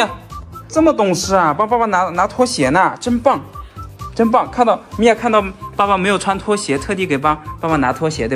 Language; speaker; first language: Chinese; native; Chinese